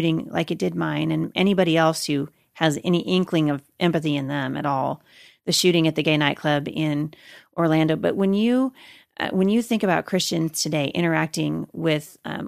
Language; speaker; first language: English; native; English